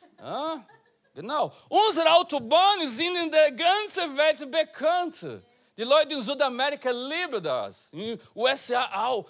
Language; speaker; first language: German; non-native, learner; Portuguese